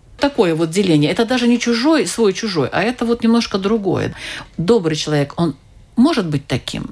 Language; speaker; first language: Russian; native; Russian